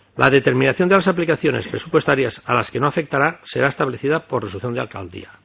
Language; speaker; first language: Spanish; non-native, local second language; Catalan